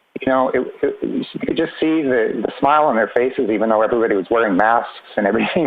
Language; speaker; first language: English; native; English